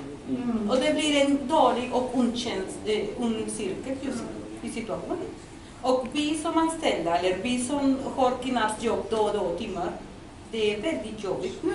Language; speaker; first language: Swedish; non-native, learner; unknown